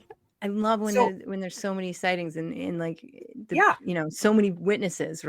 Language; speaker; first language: English; native; English